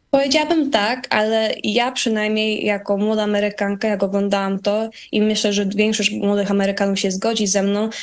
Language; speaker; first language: Polish; early bilingual, heritage; Polish